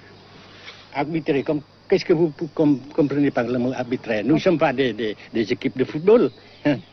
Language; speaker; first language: French; non-native, fluent; Vietnamese